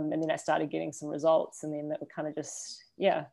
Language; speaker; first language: English; native; English